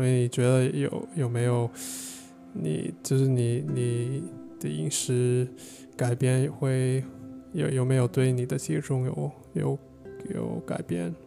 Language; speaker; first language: Chinese; non-native, learner; English